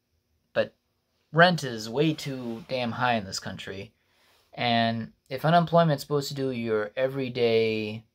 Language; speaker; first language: English; native; English